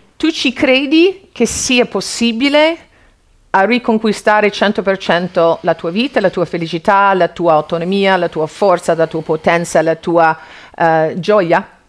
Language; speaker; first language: Italian; non-native, fluent; English